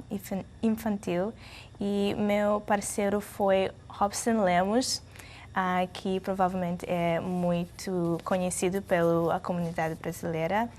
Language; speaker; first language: Portuguese; non-native, learner; English